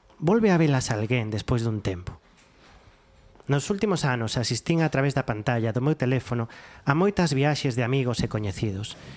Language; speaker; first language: Galician; non-native, local second language; Spanish